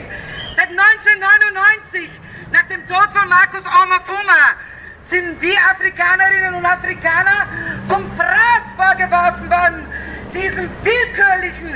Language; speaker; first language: German; non-native, fluent; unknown